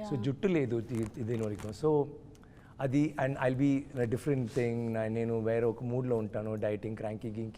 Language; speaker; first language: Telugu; non-native, learner; Tamil